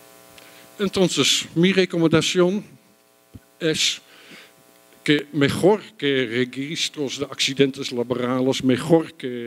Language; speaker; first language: Spanish; non-native, fluent; Dutch